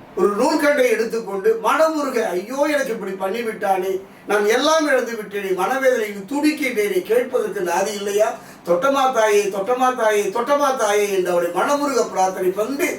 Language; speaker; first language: Tamil; native; Tamil